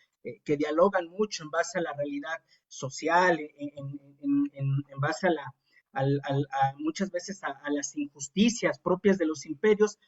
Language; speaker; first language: Spanish; native; Spanish